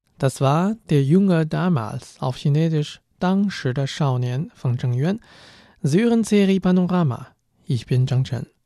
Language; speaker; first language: German; non-native, fluent; Chinese